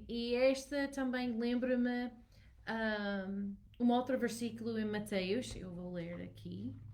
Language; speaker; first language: Portuguese; non-native, learner; English